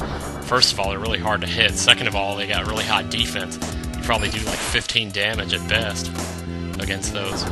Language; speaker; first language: English; native; English